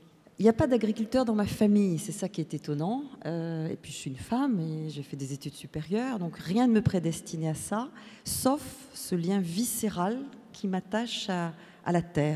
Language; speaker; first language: French; native; French